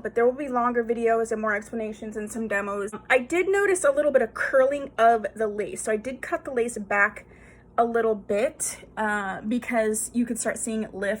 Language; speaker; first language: English; native; English